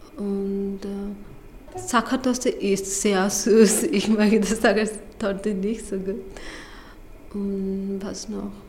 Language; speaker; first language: German; non-native, learner; Bangla